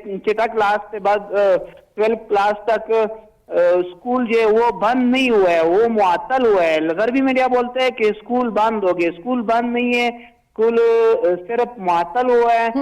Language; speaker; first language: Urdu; non-native, learner; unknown